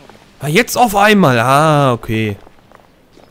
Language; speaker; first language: German; native; German